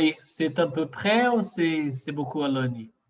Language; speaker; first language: French; non-native, fluent; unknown